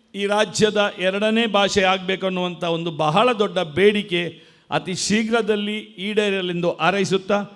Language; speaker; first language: Kannada; non-native, local second language; Konkani